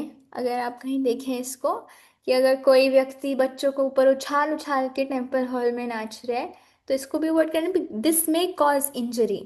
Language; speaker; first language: Hindi; native; Hindi